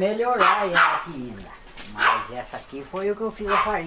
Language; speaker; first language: Portuguese; native; Portuguese